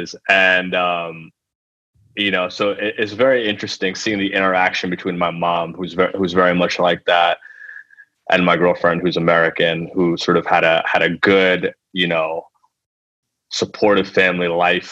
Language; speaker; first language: English; early bilingual, other home language; Telugu